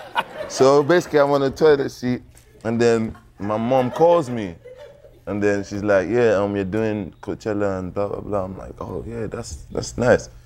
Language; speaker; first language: English; non-native, local second language; Yoruba